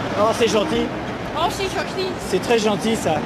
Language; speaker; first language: French; native; French